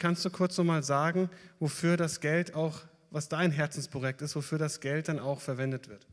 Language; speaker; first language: German; native; German